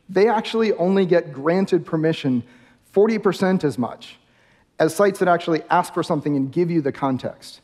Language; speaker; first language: English; native; English